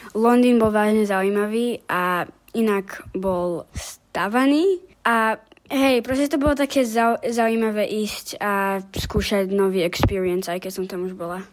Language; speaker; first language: Slovak; early bilingual, heritage; Slovak